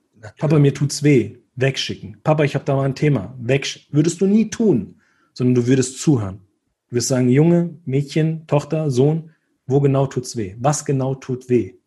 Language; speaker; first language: German; early bilingual, other home language; Italian